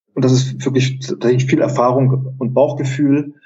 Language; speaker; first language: German; early bilingual, other home language; Greek